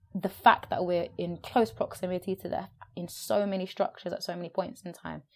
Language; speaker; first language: English; native; English